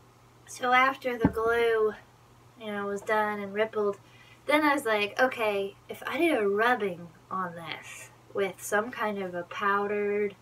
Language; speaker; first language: English; native; English